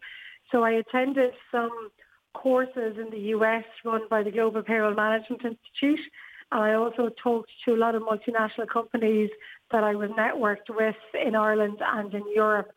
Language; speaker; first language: English; native; English